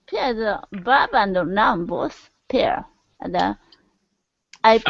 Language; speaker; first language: English; non-native, learner; Japanese